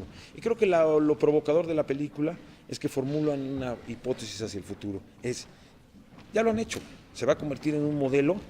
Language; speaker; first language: Spanish; native; Spanish